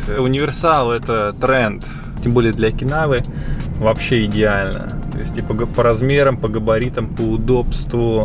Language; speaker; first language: Russian; native; Russian